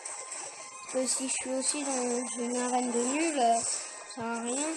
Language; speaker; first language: French; native; French